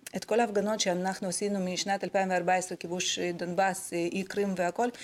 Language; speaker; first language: Hebrew; non-native, fluent; Russian